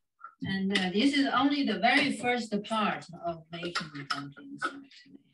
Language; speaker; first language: English; non-native, fluent; Chinese